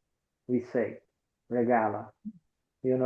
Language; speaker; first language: English; non-native, learner; Portuguese